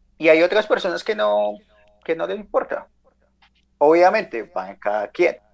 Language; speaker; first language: Spanish; native; Spanish